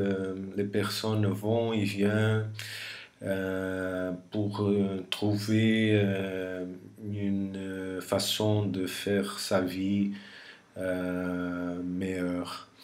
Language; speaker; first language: French; non-native, fluent; Portuguese